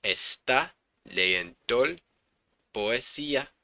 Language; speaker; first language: Spanish; non-native, learner; English